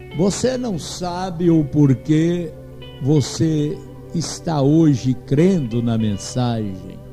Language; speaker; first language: Portuguese; native; Portuguese